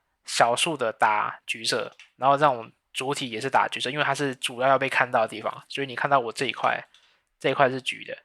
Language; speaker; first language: Chinese; native; Chinese